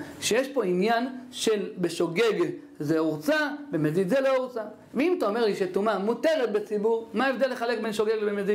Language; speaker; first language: Hebrew; native; Hebrew